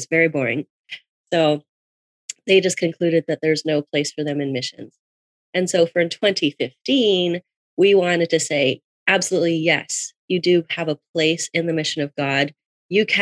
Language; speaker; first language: English; native; English